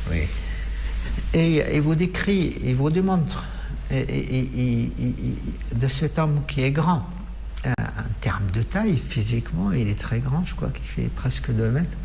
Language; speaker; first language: French; non-native, fluent; Arabic